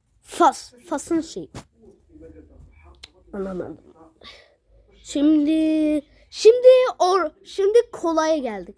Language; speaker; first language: Turkish; early bilingual, other home language; Arabic